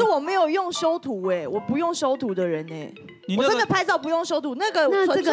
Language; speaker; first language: Chinese; native; Chinese